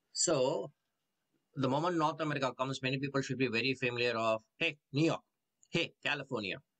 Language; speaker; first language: English; non-native, local second language; Tamil